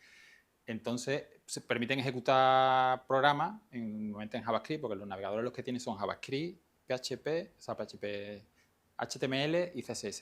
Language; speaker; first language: Spanish; native; Spanish